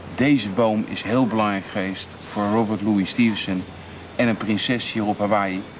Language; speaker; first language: Dutch; native; Dutch